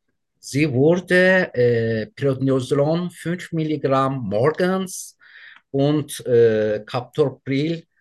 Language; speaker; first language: German; non-native, learner; Turkish